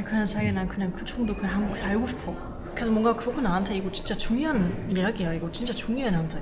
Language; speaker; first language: Korean; non-native, fluent; German